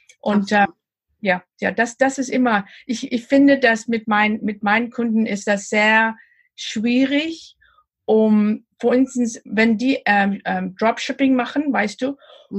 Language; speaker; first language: German; non-native, learner; English